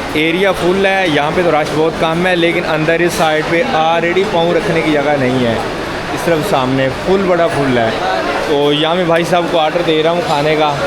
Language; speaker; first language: Urdu; native; Urdu